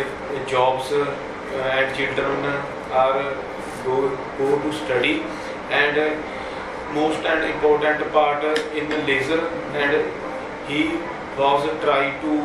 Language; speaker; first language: English; non-native, learner; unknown